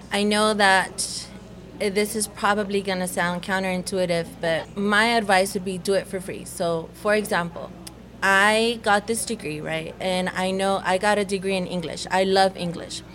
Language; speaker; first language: English; early bilingual, other home language; Spanish